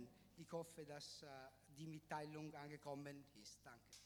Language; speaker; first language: German; non-native, fluent; Italian